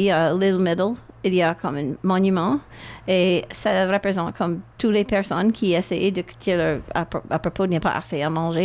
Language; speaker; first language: French; non-native, local second language; English